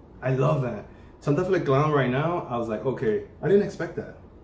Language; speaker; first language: English; early bilingual, other home language; Spanish